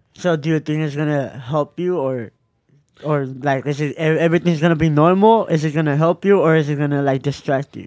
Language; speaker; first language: English; early bilingual, other home language; Spanish